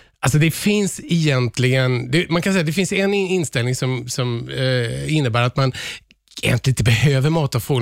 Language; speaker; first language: Swedish; native; Swedish